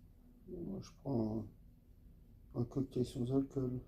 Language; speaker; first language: French; native; French